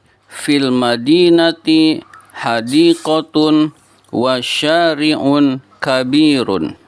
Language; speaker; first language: Arabic; non-native, fluent; Indonesian